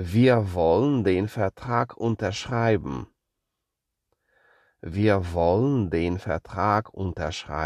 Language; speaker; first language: German; non-native, fluent; Polish